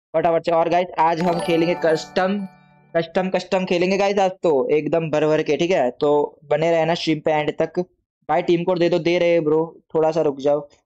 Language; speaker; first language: Hindi; non-native, local second language; Gujarati